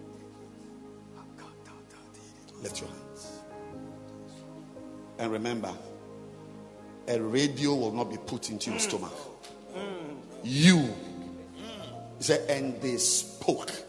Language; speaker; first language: English; non-native, local second language; Akan